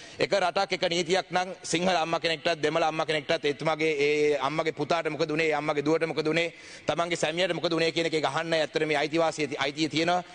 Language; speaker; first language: Sinhala; non-native, local second language; Tamil